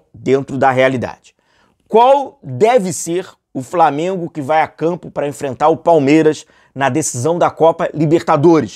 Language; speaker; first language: Portuguese; native; Portuguese